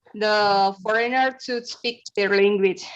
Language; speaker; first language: English; non-native, learner; Indonesian